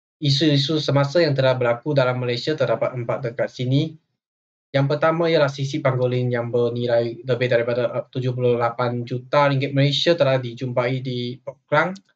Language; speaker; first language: Malay; non-native, local second language; Chinese